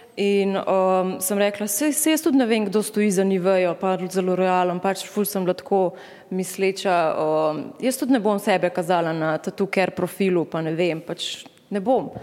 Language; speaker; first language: Slovenian; native; Slovenian